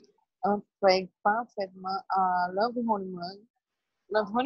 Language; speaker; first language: French; non-native, learner; Portuguese